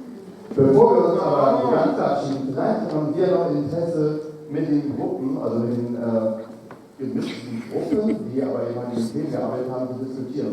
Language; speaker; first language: German; native; German